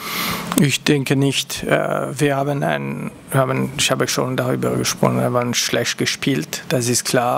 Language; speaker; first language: German; non-native, local second language; French